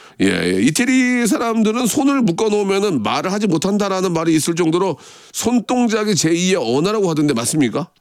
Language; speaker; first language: Korean; native; Korean